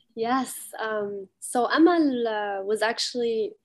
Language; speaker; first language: English; early bilingual, heritage; Arabic